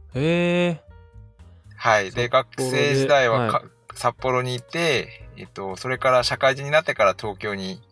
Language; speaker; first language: Japanese; non-native, fluent; Korean